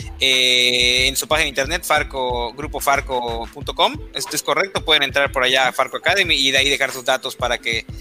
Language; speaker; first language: Spanish; native; Spanish